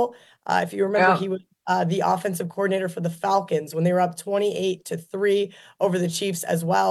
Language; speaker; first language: English; native; English